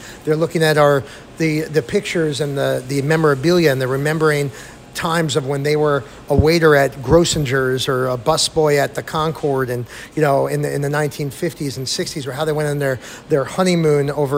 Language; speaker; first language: English; native; English